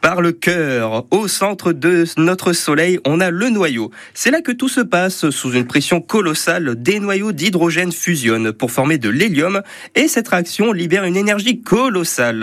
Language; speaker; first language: French; native; French